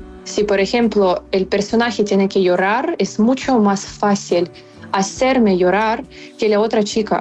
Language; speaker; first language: Spanish; non-native, fluent; Ukrainian